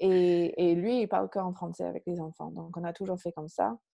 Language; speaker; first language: French; non-native, fluent; English